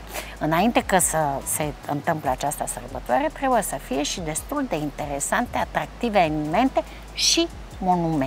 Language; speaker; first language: Romanian; non-native, fluent; Bulgarian